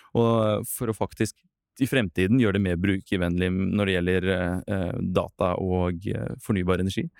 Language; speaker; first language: Norwegian; non-native, fluent; Russian